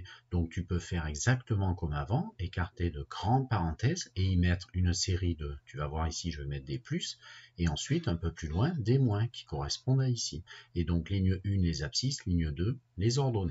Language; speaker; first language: French; native; French